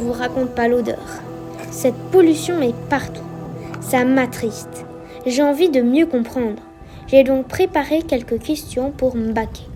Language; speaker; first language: French; native; French